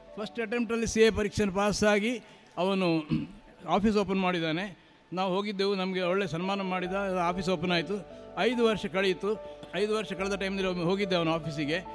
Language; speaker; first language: Kannada; non-native, local second language; Marathi